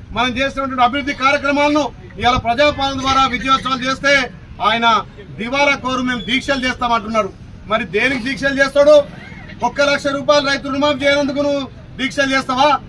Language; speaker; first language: Telugu; native; Telugu